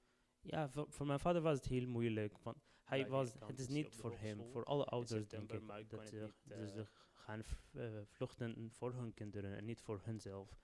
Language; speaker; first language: Dutch; non-native, learner; Arabic